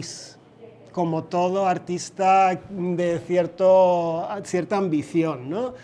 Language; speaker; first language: Spanish; non-native, fluent; Swedish